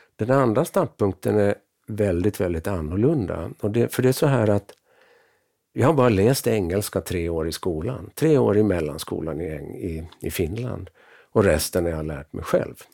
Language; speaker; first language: Swedish; native; Swedish